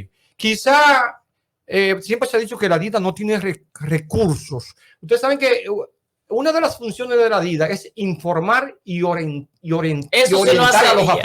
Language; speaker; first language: Spanish; native; Spanish